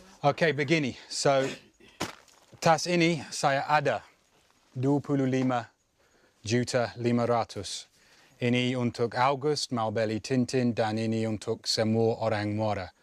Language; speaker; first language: Indonesian; non-native, learner; English